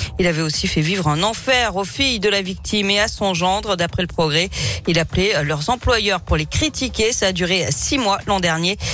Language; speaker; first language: French; native; French